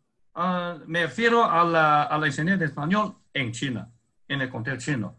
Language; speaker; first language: Spanish; non-native, fluent; Chinese